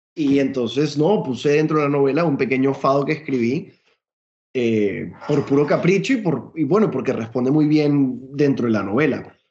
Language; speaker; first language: Spanish; native; Spanish